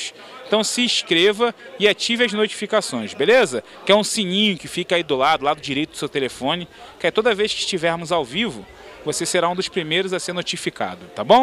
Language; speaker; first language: Portuguese; native; Portuguese